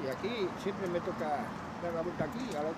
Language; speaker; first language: Spanish; native; Spanish